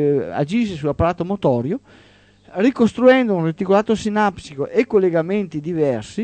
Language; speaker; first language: Italian; native; Italian